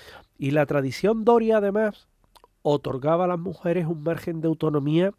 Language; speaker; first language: Spanish; native; Spanish